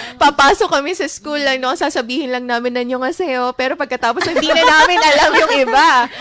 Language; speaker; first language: Filipino; native; Filipino